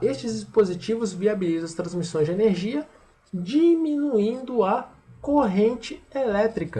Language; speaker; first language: Portuguese; native; Portuguese